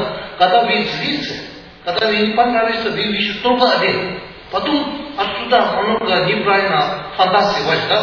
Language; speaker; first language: Russian; non-native, learner; Tibetan